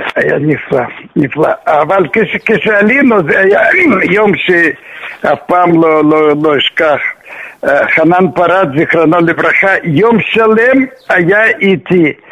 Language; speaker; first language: Hebrew; non-native, fluent; Russian